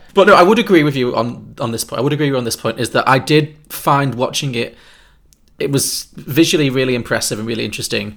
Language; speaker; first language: English; native; English